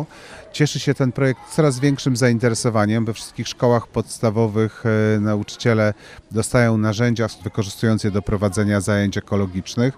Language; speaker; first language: Polish; native; Polish